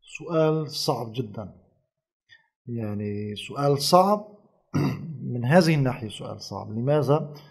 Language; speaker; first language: Arabic; non-native, fluent; Turkish